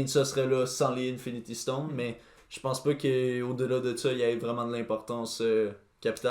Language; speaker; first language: French; native; French